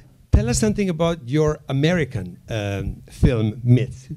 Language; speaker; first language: English; non-native, fluent; Italian